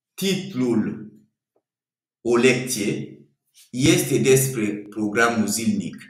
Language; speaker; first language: Romanian; non-native, fluent; French